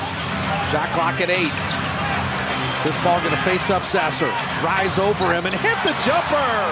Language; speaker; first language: English; native; English